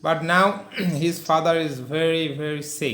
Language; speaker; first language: English; non-native, learner; Bangla